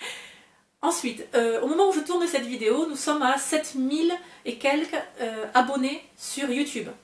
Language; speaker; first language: French; native; French